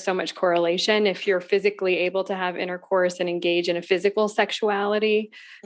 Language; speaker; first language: English; native; English